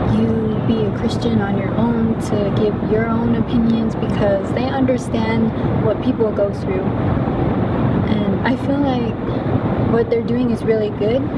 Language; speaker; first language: English; native; English